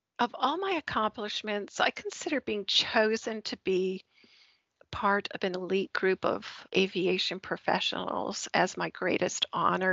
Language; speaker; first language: English; native; English